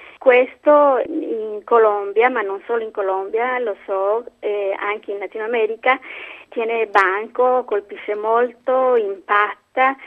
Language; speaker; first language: Italian; non-native, fluent; Spanish